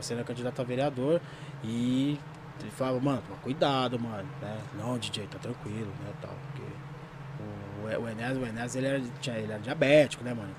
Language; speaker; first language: Portuguese; native; Portuguese